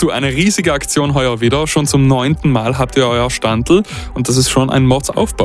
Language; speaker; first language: German; native; German